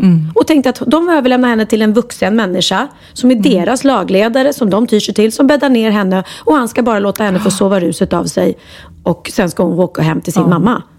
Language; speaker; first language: Swedish; native; Swedish